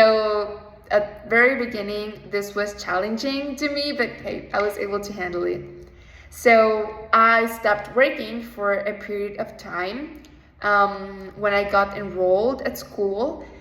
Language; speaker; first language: English; non-native, fluent; Spanish